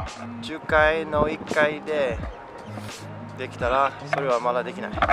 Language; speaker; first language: Japanese; non-native, fluent; English